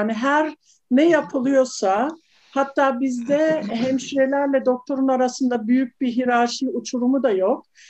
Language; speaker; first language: Turkish; early bilingual, heritage; Turkish